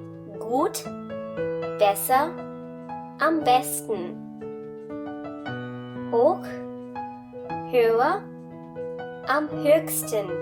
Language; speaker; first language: German; non-native, fluent; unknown